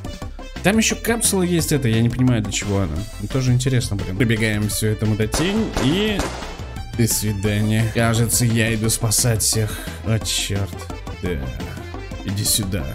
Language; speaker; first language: Russian; native; Russian